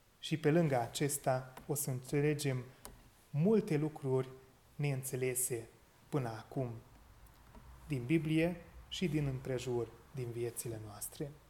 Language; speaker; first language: Romanian; non-native, local second language; Hungarian